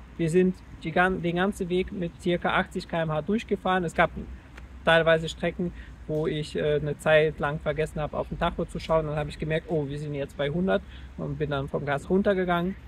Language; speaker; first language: German; native; German